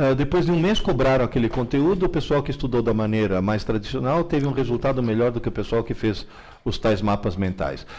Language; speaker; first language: Portuguese; early bilingual, other home language; Italian